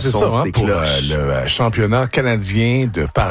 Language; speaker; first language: French; native; French